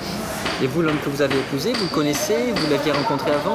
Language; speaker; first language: French; native; French